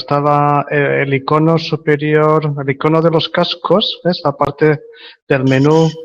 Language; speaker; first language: Spanish; native; Spanish